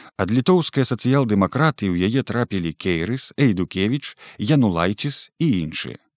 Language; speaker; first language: Belarusian; native; Belarusian